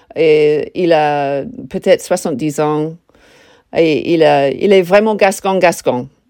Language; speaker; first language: French; non-native, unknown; English